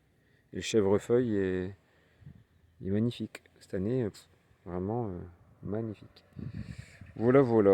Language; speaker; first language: French; native; French